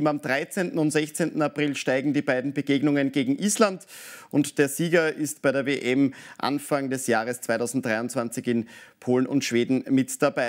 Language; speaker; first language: German; native; German